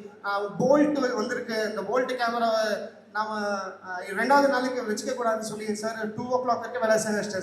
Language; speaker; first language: Tamil; non-native, local second language; Kannada